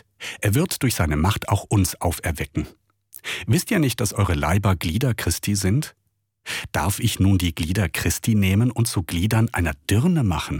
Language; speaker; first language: German; native; German